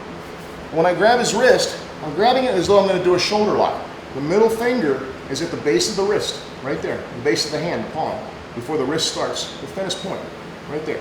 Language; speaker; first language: English; native; English